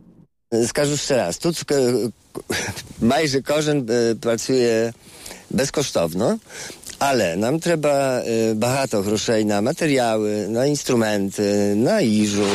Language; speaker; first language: Ukrainian; non-native, fluent; Polish